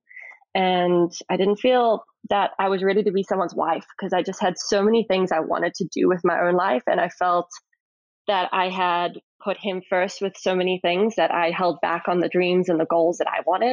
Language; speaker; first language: English; native; English